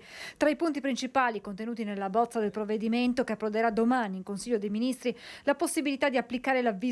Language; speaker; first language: Italian; native; Italian